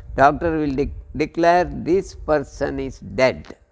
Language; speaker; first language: English; non-native, local second language; Kannada